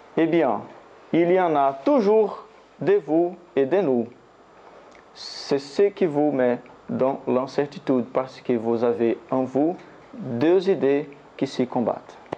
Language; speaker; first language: French; non-native, learner; Portuguese